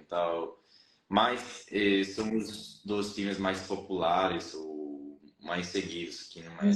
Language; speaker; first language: Portuguese; non-native, fluent; Spanish